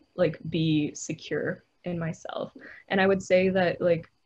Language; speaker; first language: English; native; English